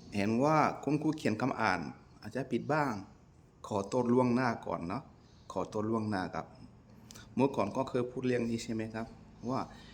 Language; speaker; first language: Thai; non-native, fluent; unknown